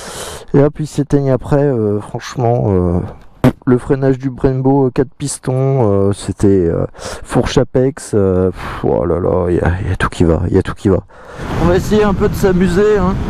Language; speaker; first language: French; native; French